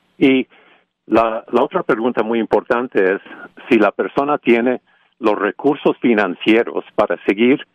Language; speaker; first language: Spanish; early bilingual, heritage; Spanish